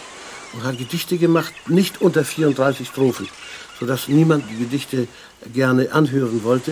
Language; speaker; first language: German; native; German